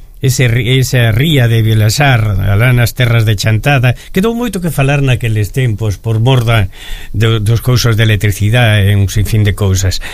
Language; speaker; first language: Galician; early bilingual, heritage; Galician